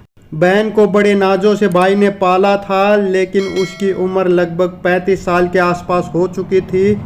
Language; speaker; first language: Hindi; native; Hindi